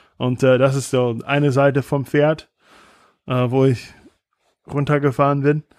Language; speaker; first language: German; non-native, fluent; English